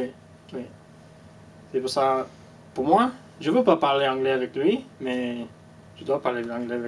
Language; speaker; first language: French; non-native, fluent; Spanish